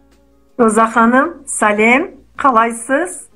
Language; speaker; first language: Kazakh; non-native, fluent; Turkish